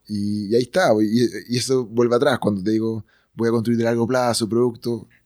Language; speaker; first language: Spanish; native; Spanish